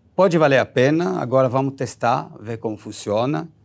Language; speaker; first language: Portuguese; non-native, fluent; Hebrew